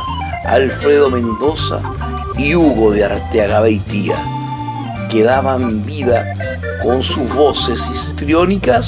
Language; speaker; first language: Spanish; native; Spanish